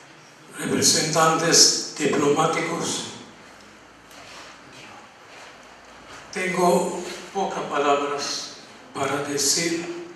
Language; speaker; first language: Spanish; non-native, fluent; Armenian